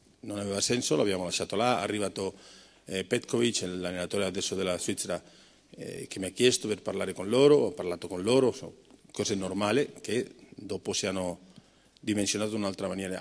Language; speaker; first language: Italian; non-native, fluent; Spanish